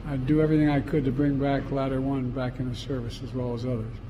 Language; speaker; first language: English; native; English